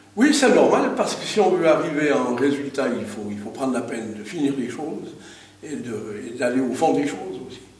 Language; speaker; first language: French; native; French